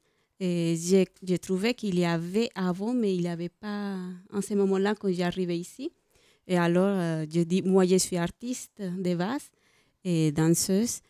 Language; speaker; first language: French; non-native, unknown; Spanish